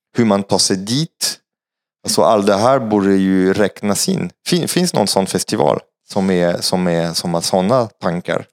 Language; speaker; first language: Swedish; non-native, fluent; French